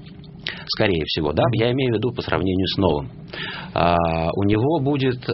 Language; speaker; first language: Russian; native; Russian